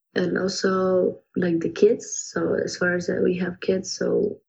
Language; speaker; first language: English; non-native, fluent; Ukrainian